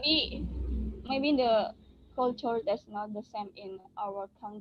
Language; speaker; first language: English; non-native, learner; Indonesian